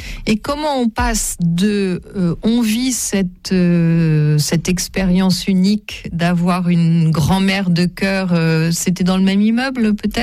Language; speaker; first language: French; native; French